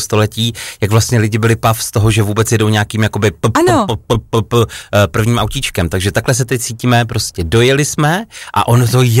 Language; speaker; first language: Czech; native; Czech